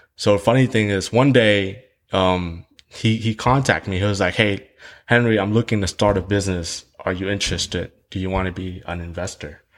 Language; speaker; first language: English; early bilingual, other home language; Vietnamese